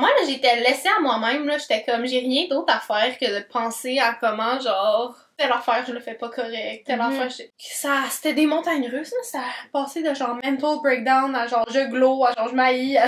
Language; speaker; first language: French; native; French